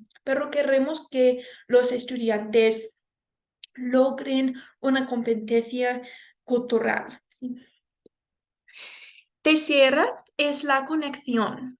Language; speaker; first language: Spanish; non-native, fluent; English